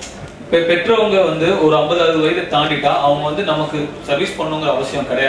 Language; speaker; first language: Tamil; native; Tamil